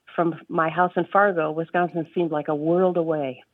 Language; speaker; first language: English; native; English